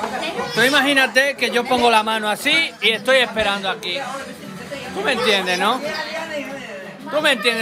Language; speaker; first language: Spanish; native; Spanish